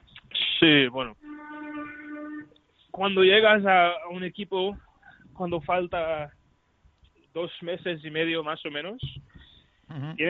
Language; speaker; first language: Spanish; non-native, learner; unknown